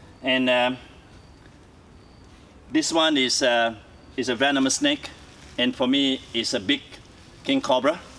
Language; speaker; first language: English; non-native, fluent; Malay